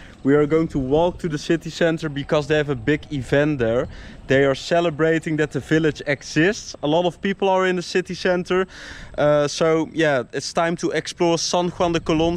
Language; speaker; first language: English; non-native, fluent; Dutch